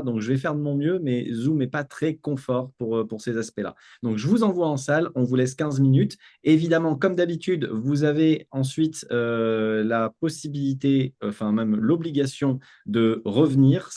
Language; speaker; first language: French; native; French